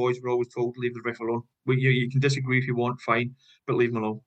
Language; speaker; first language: English; native; English